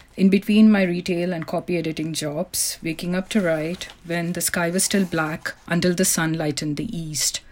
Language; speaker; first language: English; non-native, local second language; Malayalam